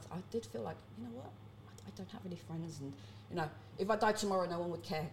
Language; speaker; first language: English; early bilingual, other home language; Cantonese